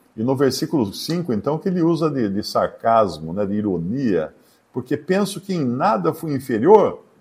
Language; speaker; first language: Portuguese; native; Portuguese